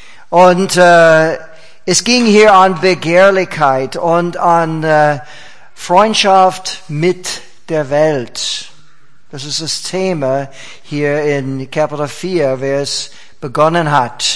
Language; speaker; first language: German; non-native, fluent; English